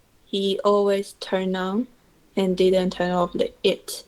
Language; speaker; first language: English; non-native, learner; Chinese